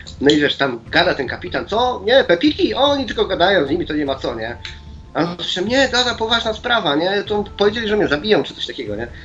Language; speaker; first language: Polish; native; Polish